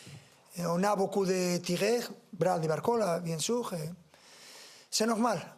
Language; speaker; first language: French; non-native, fluent; Spanish